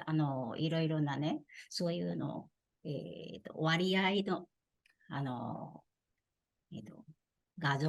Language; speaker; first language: Japanese; non-native, fluent; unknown